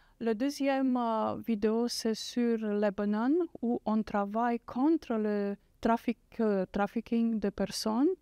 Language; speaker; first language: French; non-native, fluent; English